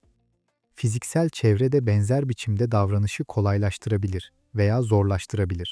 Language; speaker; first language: Turkish; native; Turkish